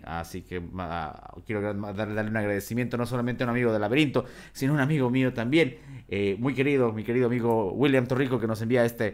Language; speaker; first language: Spanish; native; Spanish